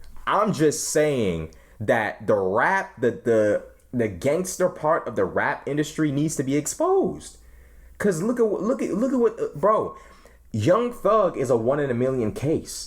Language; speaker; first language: English; native; English